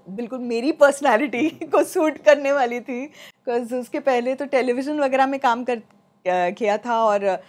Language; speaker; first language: Hindi; non-native, local second language; Marathi